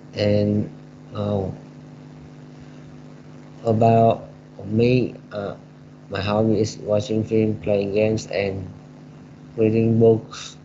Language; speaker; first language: English; non-native, learner; Vietnamese